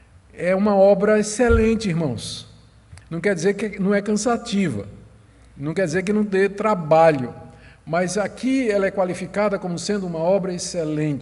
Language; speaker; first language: Portuguese; native; Portuguese